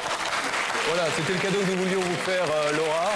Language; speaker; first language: French; native; French